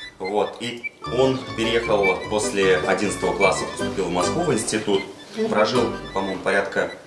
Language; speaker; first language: Russian; native; Russian